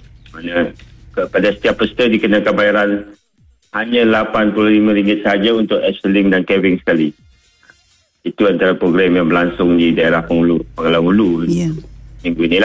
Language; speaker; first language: Malay; native; Malay